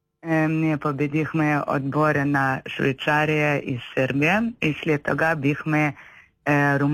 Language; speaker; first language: Bulgarian; non-native, learner; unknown